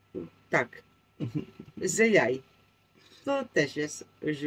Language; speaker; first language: Polish; non-native, learner; Dutch